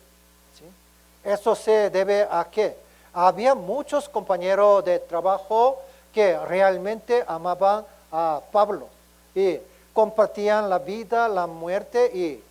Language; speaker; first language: Spanish; non-native, learner; Korean